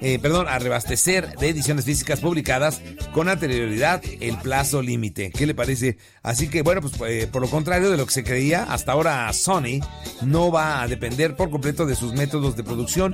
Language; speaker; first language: Spanish; native; Spanish